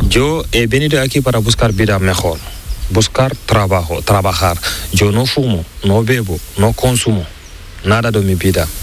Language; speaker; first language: Spanish; non-native, learner; Fula